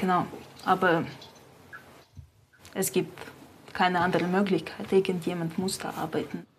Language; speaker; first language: German; non-native, fluent; Russian